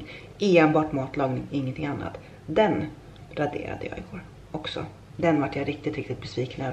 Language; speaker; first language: Swedish; native; Swedish